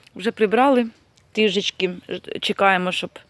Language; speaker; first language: Ukrainian; non-native, local second language; Russian